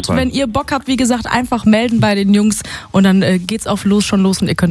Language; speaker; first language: German; native; German